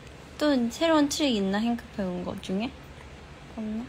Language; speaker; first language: Korean; early bilingual, heritage; Korean